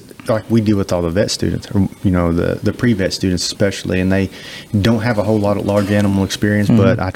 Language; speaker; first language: English; native; English